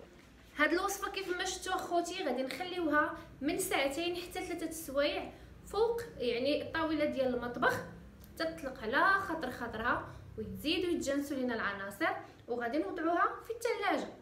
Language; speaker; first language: Arabic; native; Arabic